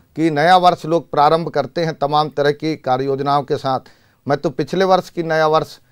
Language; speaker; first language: Hindi; native; Hindi